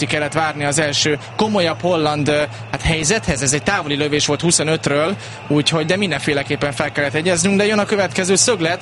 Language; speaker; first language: Hungarian; native; Hungarian